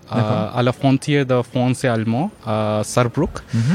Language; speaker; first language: French; non-native, fluent; Hindi